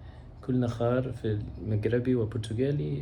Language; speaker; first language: Arabic; non-native, learner; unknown